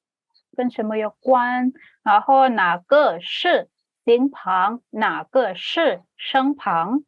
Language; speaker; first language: Chinese; non-native, fluent; Indonesian